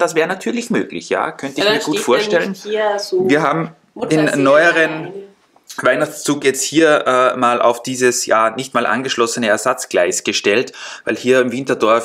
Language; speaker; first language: German; native; German